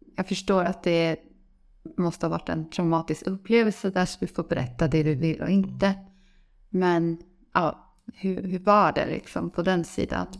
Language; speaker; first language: Swedish; native; Swedish